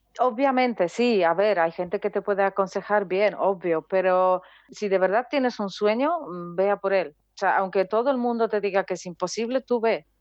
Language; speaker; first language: Spanish; non-native, fluent; Polish